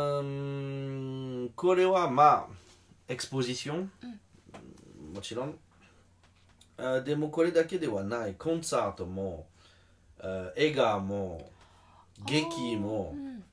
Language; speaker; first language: Japanese; non-native, learner; French